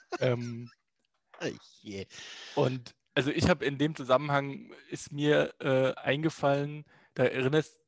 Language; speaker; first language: German; native; German